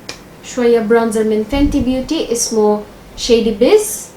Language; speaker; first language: Arabic; non-native, local second language; Bangla